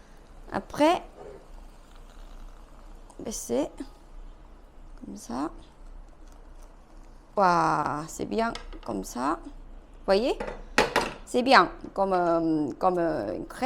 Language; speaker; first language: French; non-native, fluent; Korean